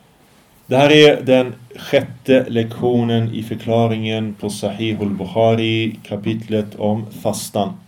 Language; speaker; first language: Swedish; early bilingual, other home language; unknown